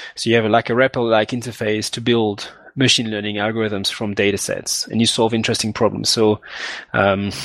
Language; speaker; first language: English; non-native, fluent; French